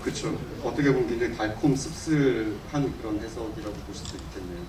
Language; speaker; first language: Korean; native; Korean